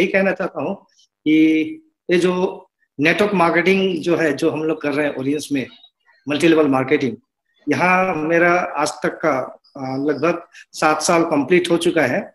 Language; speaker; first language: Hindi; non-native, local second language; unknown